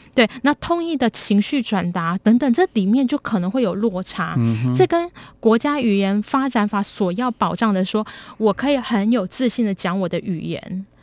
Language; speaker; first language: Chinese; non-native, local second language; Min Nan Chinese